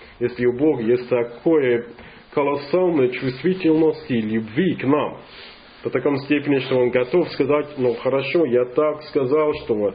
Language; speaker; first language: Russian; non-native, fluent; English